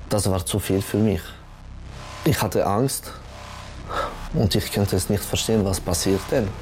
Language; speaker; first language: German; non-native, local second language; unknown